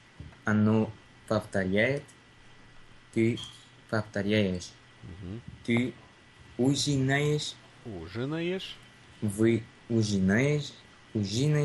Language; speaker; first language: Russian; non-native, learner; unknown